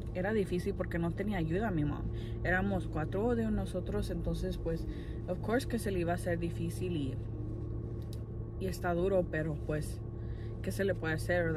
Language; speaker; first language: Spanish; early bilingual, heritage; Spanish